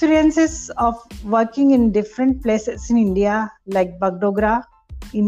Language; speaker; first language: English; non-native, local second language; Marathi